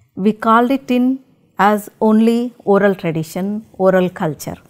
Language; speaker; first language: English; non-native, local second language; Telugu